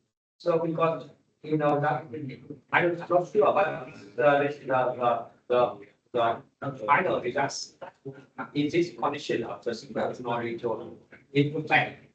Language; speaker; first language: English; non-native, learner; Vietnamese